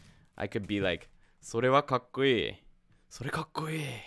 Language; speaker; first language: Japanese; non-native, fluent; English